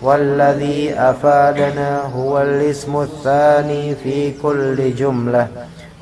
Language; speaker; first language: Arabic; non-native, fluent; Indonesian